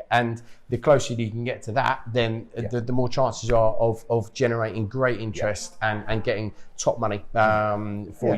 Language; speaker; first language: English; native; English